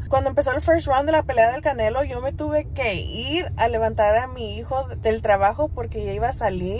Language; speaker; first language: Spanish; early bilingual, heritage; Spanish